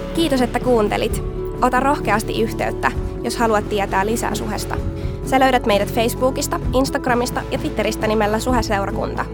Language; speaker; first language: Finnish; native; Finnish